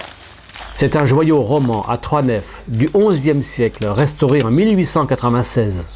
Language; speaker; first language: French; native; French